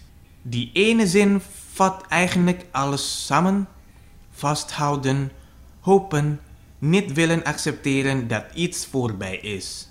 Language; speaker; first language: Dutch; non-native, fluent; Indonesian